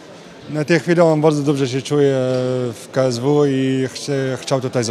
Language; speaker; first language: Polish; early bilingual, heritage; Polish